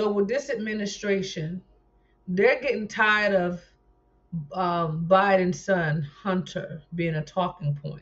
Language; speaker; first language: English; native; English